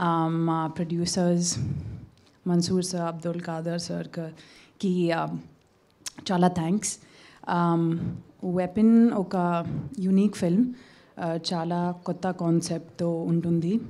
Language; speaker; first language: Telugu; non-native, local second language; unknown